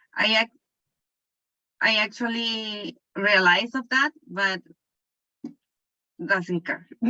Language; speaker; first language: English; non-native, learner; Spanish